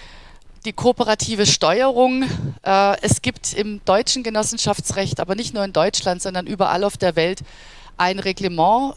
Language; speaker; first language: German; native; German